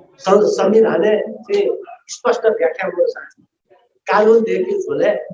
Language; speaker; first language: Nepali; non-native, local second language; Newari